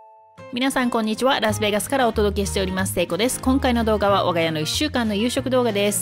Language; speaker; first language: Japanese; native; Japanese